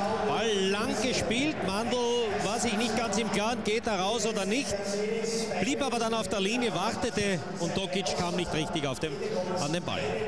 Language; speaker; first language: German; native; German